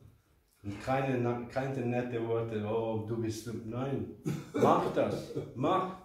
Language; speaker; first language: German; non-native, fluent; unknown